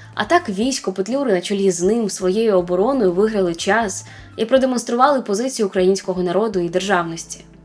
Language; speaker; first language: Ukrainian; non-native, local second language; Russian